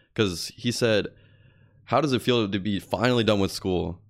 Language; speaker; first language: English; early bilingual, other home language; Spanish